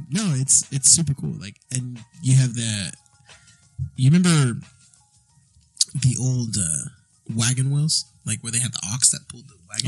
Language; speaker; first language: English; native; English